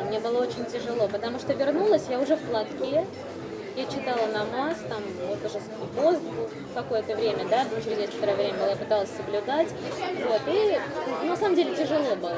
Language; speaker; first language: Russian; native; Russian